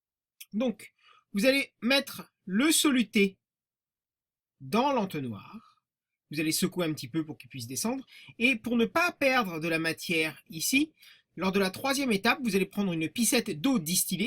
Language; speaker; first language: French; native; French